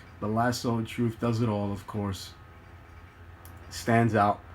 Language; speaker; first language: English; native; English